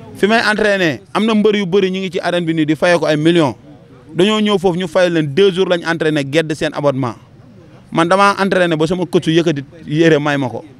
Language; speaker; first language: Wolof; non-native, local second language; Jola-Fonyi